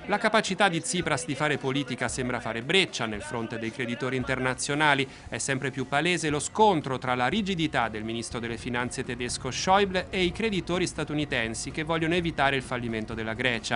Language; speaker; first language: Italian; native; Italian